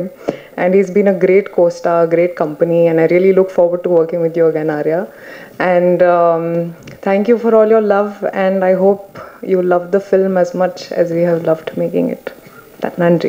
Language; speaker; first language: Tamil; non-native, learner; Hindi